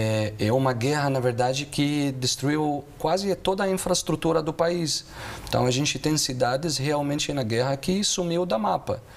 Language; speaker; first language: Portuguese; non-native, fluent; Arabic